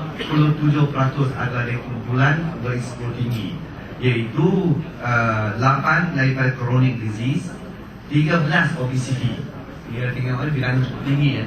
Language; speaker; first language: Malay; non-native, local second language; Chinese